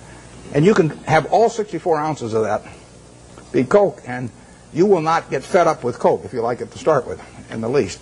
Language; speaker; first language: English; native; English